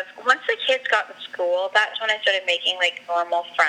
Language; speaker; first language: English; native; English